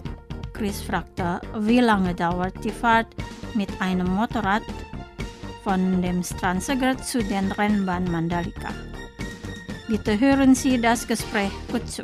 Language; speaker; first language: German; non-native, fluent; Indonesian